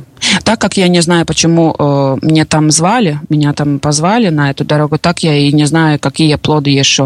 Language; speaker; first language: Russian; non-native, local second language; Latvian